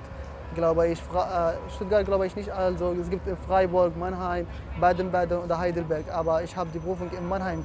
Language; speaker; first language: German; non-native, fluent; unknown